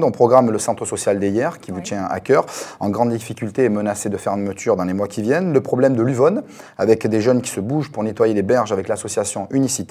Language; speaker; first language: French; native; French